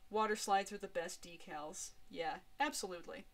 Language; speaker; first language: English; native; English